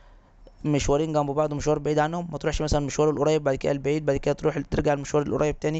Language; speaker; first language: Arabic; native; Arabic